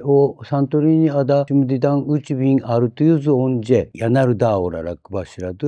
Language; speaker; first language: Turkish; non-native, fluent; Japanese